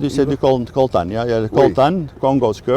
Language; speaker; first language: French; non-native, fluent; Dutch